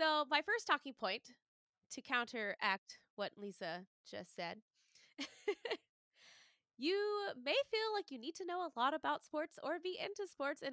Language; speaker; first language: English; native; English